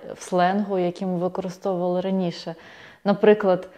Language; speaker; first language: Ukrainian; native; Ukrainian